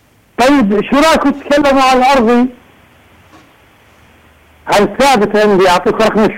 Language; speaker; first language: Arabic; native; Arabic